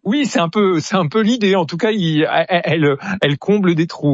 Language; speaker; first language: French; native; French